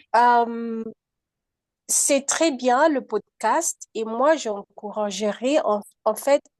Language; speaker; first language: French; non-native, fluent; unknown